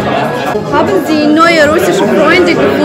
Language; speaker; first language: German; non-native, fluent; Russian